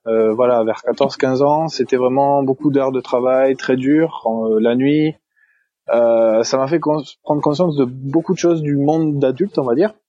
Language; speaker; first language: French; native; French